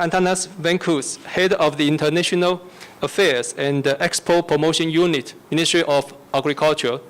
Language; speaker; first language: English; non-native, fluent; Chinese